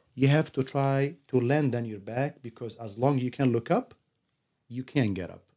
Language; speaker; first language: English; non-native, fluent; Arabic